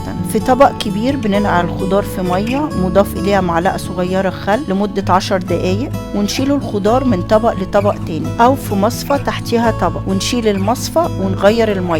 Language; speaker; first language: Arabic; native; Arabic